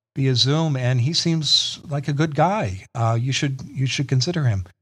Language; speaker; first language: English; native; English